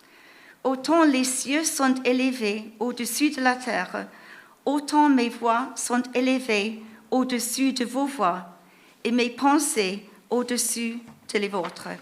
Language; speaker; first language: French; non-native, fluent; English